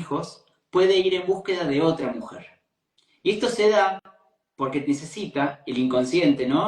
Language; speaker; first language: Spanish; native; Spanish